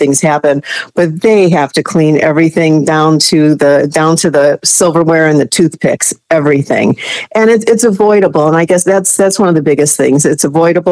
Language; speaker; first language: English; native; English